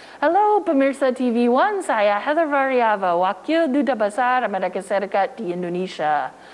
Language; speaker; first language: Indonesian; non-native, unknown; English